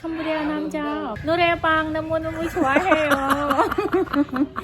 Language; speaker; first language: Korean; non-native, learner; Khmer